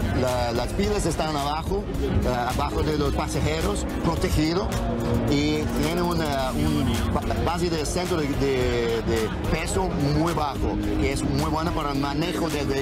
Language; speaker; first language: Spanish; non-native, fluent; English